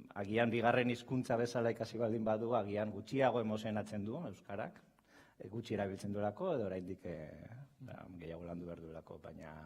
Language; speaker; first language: Basque; non-native, local second language; Spanish